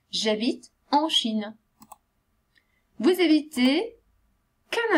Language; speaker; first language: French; non-native, fluent; Italian